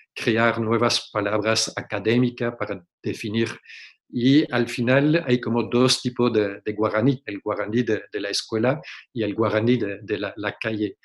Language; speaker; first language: Spanish; non-native, fluent; French